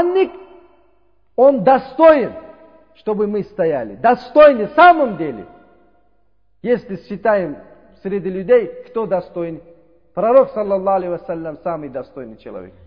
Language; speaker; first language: Russian; non-native, learner; Uzbek